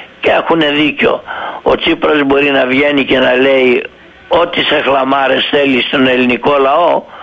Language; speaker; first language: Greek; native; Greek